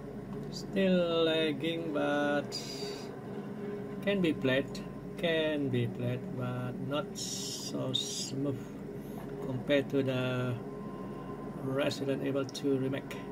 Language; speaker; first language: English; non-native, fluent; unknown